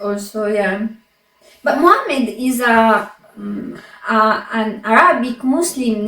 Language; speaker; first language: English; non-native, fluent; Arabic